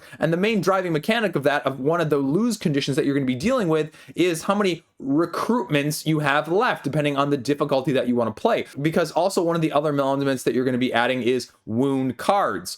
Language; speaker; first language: English; native; English